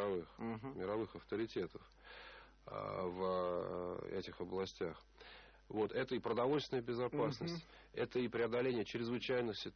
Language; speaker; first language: Russian; native; Russian